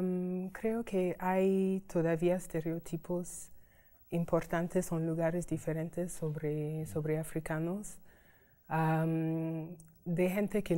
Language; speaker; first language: Spanish; non-native, fluent; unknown